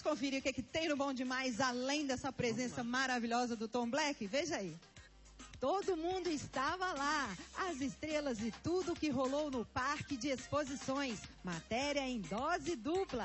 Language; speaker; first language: Portuguese; native; Portuguese